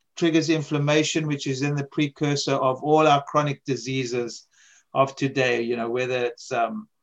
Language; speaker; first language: English; native; English